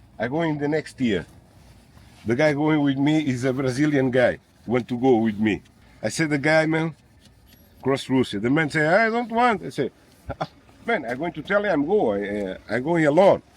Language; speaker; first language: English; non-native, learner; Portuguese